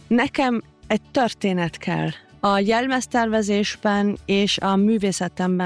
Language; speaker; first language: Hungarian; non-native, fluent; German